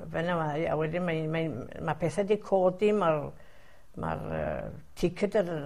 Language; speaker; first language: Welsh; early bilingual, heritage; Welsh